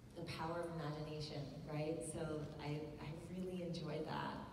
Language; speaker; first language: English; native; English